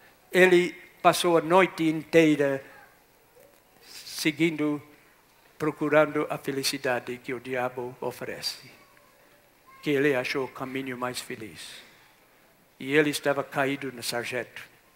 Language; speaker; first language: Portuguese; non-native, fluent; English